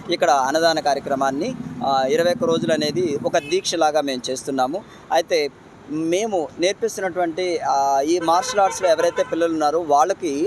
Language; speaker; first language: Telugu; native; Telugu